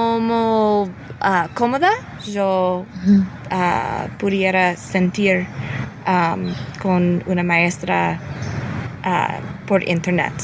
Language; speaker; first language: Spanish; early bilingual, heritage; English